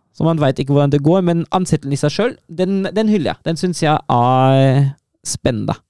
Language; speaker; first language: Norwegian; non-native, fluent; German